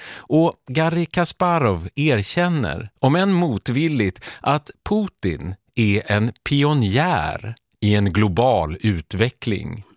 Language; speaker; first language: Swedish; native; Swedish